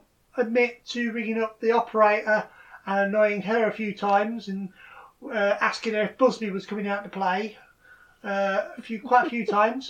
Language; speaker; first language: English; native; English